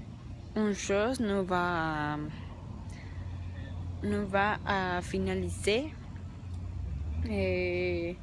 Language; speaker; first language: French; non-native, learner; Spanish